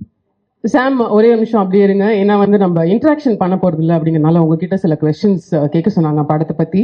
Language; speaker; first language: Tamil; native; Tamil